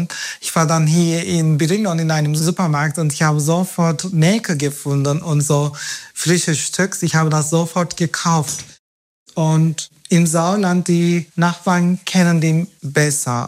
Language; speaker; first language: German; non-native, fluent; Turkish